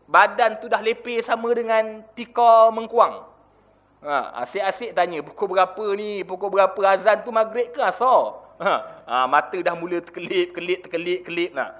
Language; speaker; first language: Malay; native; Malay